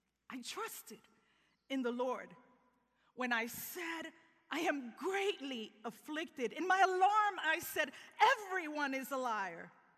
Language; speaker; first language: English; early bilingual, other home language; Spanish